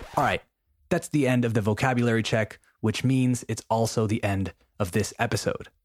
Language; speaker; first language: English; non-native, fluent; Spanish